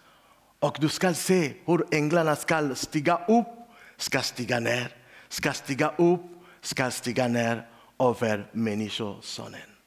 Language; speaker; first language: Swedish; non-native, learner; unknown